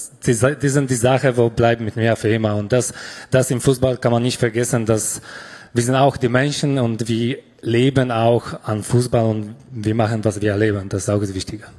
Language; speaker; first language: German; non-native, fluent; Polish